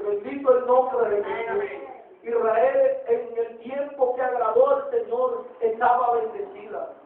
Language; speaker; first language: Spanish; native; Spanish